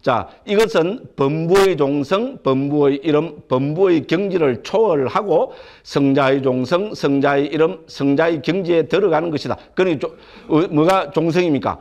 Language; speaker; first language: Korean; native; Korean